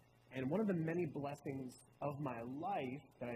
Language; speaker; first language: English; native; English